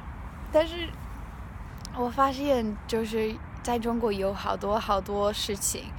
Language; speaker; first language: Chinese; non-native, learner; English